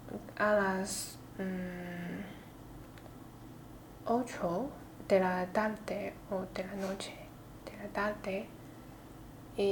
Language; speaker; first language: Spanish; non-native, learner; Chinese